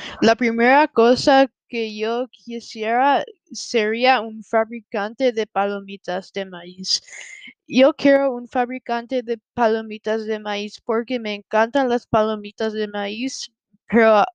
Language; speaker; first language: Spanish; non-native, fluent; English